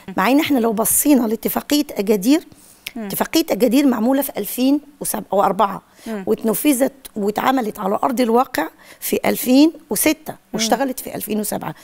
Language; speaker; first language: Arabic; native; Arabic